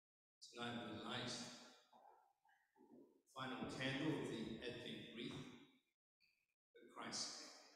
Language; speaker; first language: English; native; English